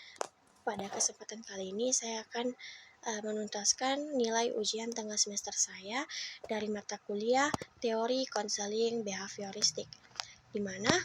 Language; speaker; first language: Indonesian; native; Indonesian